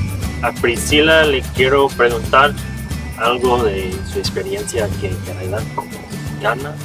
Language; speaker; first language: Spanish; non-native, fluent; English